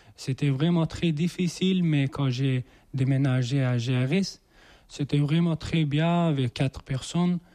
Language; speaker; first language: French; non-native, learner; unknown